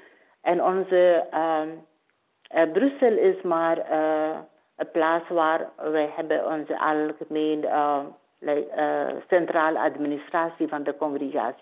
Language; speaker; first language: Dutch; non-native, learner; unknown